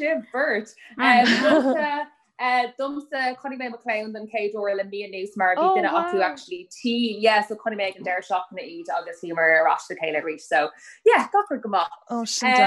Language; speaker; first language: Irish; native; Irish